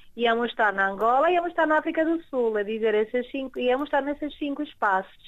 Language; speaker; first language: Portuguese; early bilingual, heritage; Spanish